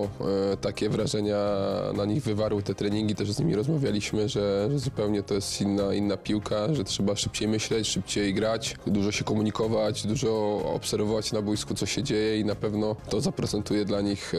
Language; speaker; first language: Polish; native; Polish